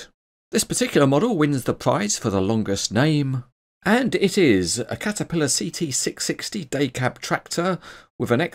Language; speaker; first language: English; native; English